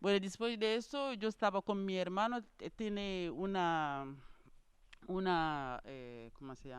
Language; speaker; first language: Spanish; non-native, learner; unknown